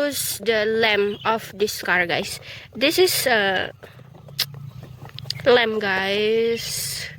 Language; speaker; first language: English; non-native, learner; Indonesian